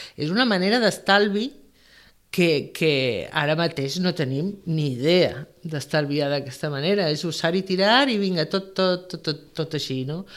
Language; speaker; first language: Catalan; non-native, local second language; Spanish